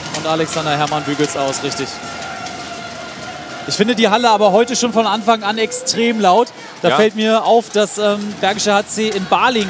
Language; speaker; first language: German; native; German